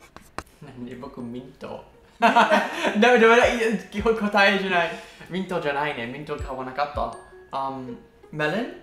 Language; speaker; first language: Japanese; non-native, learner; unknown